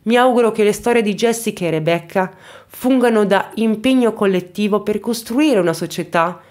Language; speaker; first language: Italian; native; Italian